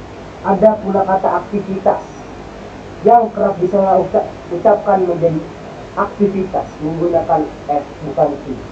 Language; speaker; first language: Indonesian; native; Indonesian